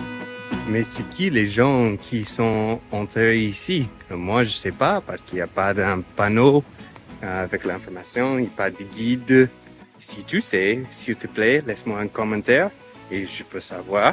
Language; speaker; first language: French; non-native, fluent; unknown